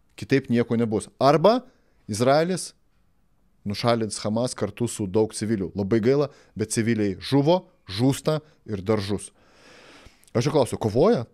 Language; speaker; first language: Lithuanian; native; Lithuanian